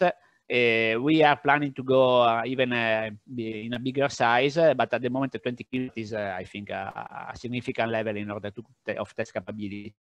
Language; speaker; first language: English; non-native, fluent; Italian